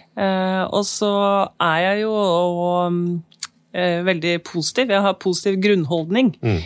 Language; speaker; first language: Norwegian; native; Norwegian